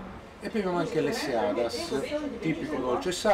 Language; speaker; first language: Italian; native; Italian